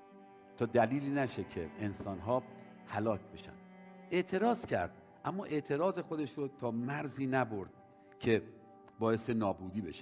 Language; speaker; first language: Persian; native; Persian